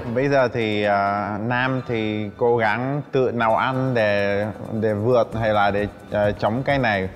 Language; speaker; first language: Vietnamese; non-native, fluent; Czech